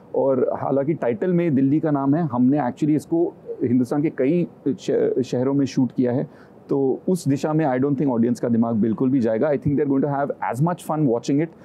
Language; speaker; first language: Hindi; native; Hindi